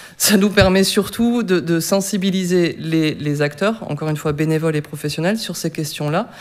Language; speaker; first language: French; native; French